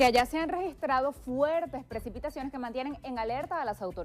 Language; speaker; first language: Spanish; native; Spanish